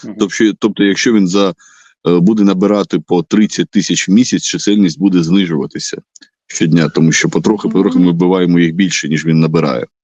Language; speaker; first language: Ukrainian; non-native, local second language; Russian